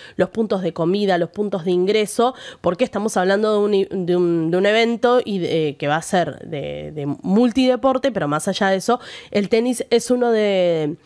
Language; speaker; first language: Spanish; native; Spanish